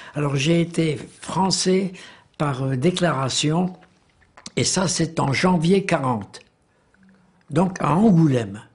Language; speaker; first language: French; native; French